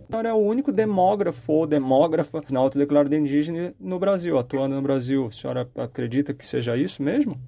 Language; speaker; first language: Portuguese; native; Portuguese